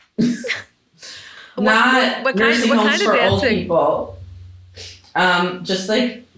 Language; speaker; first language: English; early bilingual, other home language; Russian